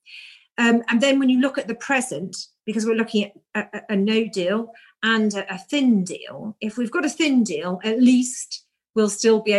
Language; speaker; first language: English; native; English